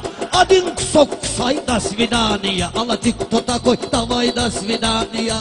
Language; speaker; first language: Russian; non-native, learner; Talysh